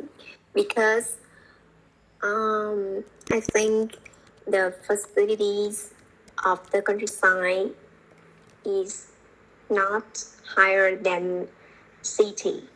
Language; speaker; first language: English; non-native, learner; Vietnamese